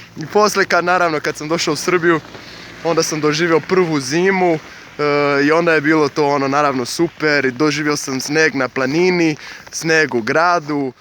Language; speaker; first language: Bosnian; non-native, fluent; Portuguese